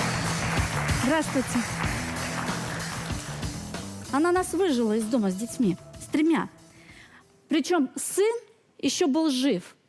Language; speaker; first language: Russian; native; Russian